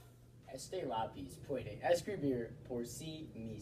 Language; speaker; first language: Spanish; non-native, learner; English